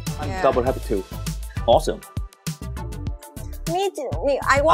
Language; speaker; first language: English; non-native, learner; Vietnamese